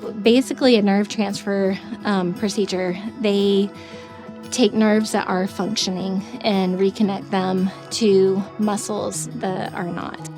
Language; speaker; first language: English; native; English